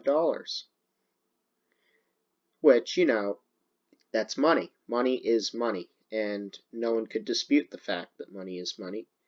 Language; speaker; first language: English; native; English